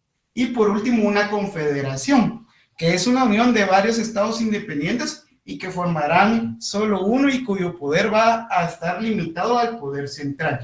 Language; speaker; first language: Spanish; native; Spanish